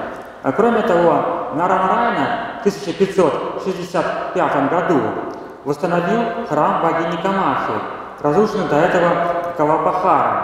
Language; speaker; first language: Russian; native; Russian